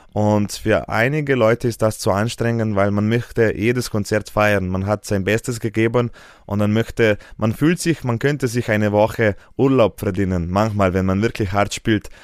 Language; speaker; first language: German; non-native, fluent; Slovenian